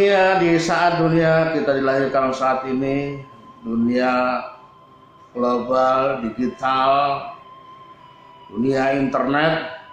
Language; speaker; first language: Indonesian; native; Indonesian